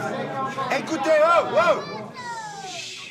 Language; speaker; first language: French; native; French